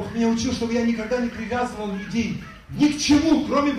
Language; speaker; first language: Russian; native; Russian